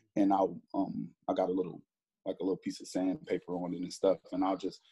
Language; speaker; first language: English; native; English